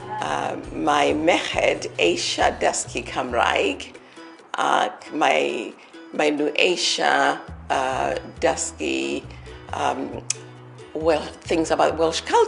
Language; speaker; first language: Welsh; non-native, learner; English